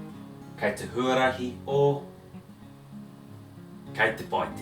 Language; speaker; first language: Māori; non-native, learner; English